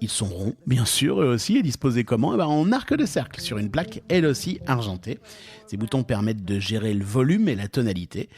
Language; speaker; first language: French; native; French